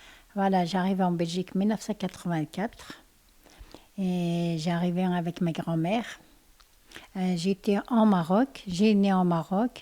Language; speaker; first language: French; non-native, learner; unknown